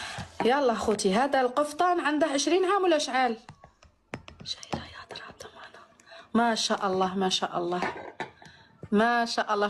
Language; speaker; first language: Arabic; native; Arabic